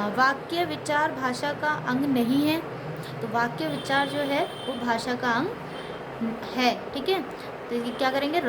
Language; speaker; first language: Hindi; native; Hindi